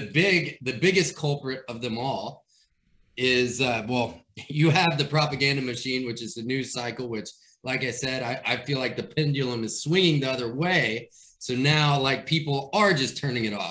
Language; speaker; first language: English; native; English